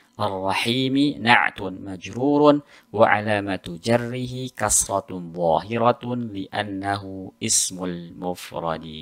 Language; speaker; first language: Arabic; non-native, fluent; Indonesian